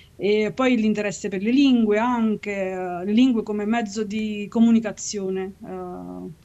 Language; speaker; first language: Italian; native; Italian